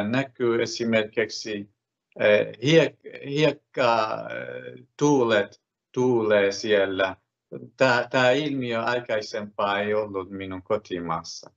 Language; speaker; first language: Finnish; non-native, fluent; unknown